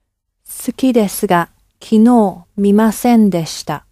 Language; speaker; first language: Japanese; non-native, learner; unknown